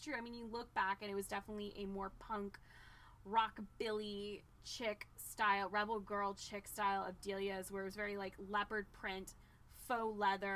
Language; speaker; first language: English; native; English